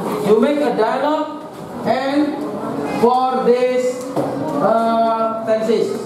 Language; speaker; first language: English; non-native, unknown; Indonesian